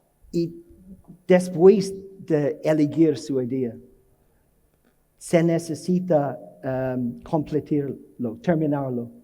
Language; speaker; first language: Spanish; non-native, learner; English